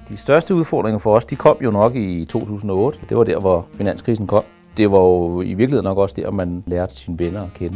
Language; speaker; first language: Danish; native; Danish